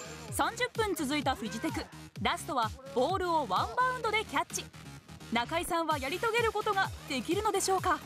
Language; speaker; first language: Japanese; native; Japanese